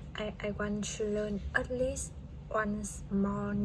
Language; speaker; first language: English; non-native, learner; Vietnamese